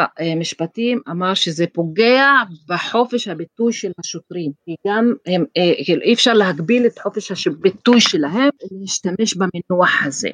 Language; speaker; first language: Hebrew; non-native, local second language; Arabic